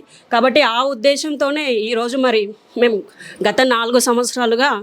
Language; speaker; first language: Telugu; native; Telugu